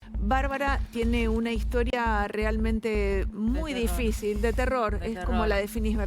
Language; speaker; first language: Spanish; native; Spanish